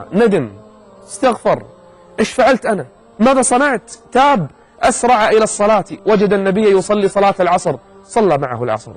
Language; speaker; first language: Arabic; native; Arabic